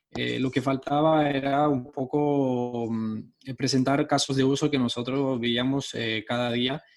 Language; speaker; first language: Spanish; early bilingual, heritage; Spanish